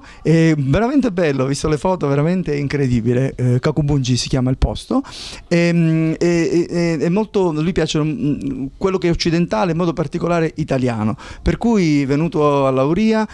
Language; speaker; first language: Italian; native; Italian